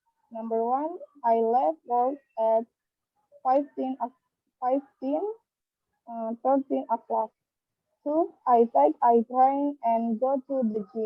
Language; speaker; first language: English; non-native, learner; Indonesian